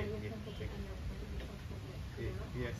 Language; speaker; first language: English; non-native, learner; Indonesian